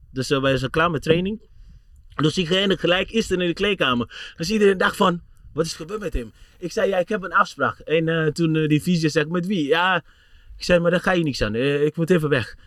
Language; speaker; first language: Dutch; non-native, fluent; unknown